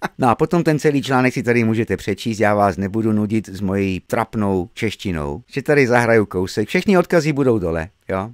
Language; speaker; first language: Czech; non-native, fluent; English